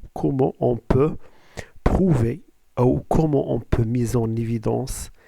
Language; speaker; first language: French; non-native, local second language; Arabic